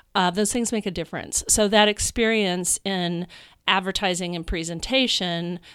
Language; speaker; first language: English; native; English